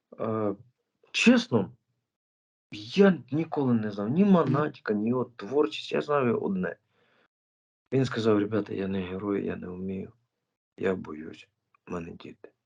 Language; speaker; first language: Ukrainian; native; Ukrainian